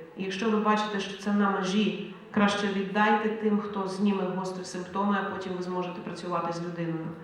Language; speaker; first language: Ukrainian; native; Ukrainian